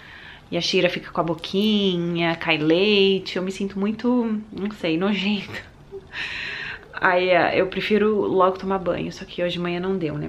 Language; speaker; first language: Portuguese; early bilingual, heritage; Portuguese